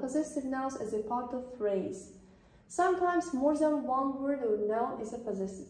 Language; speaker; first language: English; non-native, fluent; Azerbaijani